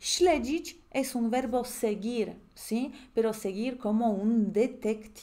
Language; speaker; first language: Spanish; non-native, fluent; Polish